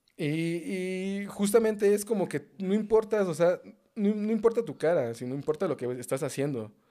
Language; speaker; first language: Spanish; native; Spanish